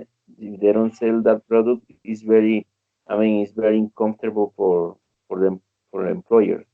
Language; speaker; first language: English; non-native, learner; Spanish